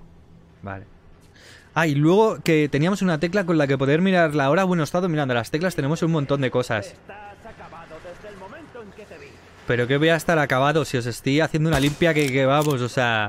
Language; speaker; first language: Spanish; native; Spanish